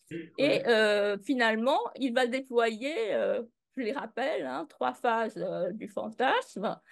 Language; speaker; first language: French; native; French